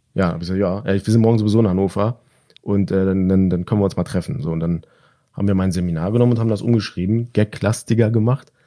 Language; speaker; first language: German; early bilingual, other home language; Turkish